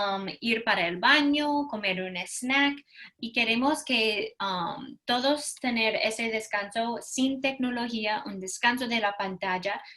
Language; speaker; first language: Spanish; non-native, fluent; English